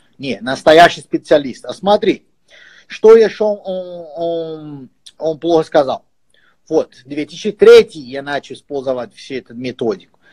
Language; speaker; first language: Russian; non-native, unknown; Portuguese